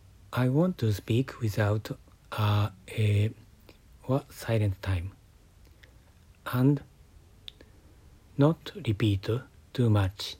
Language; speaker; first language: English; non-native, learner; Japanese